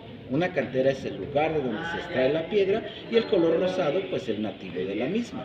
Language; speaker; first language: Spanish; native; Spanish